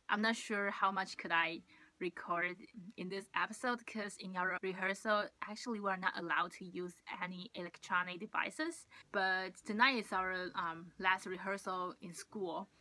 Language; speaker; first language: English; non-native, fluent; Chinese